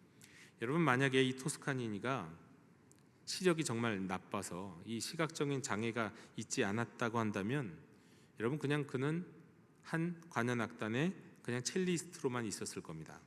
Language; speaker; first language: Korean; native; Korean